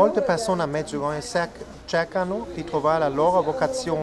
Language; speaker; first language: Italian; non-native, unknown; Croatian